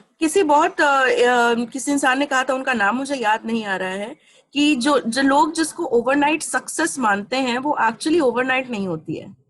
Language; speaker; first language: Hindi; native; Hindi